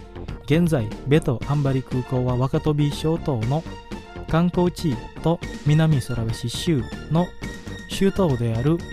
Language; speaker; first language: Japanese; non-native, fluent; Indonesian